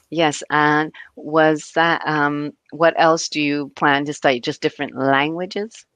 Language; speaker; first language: English; native; English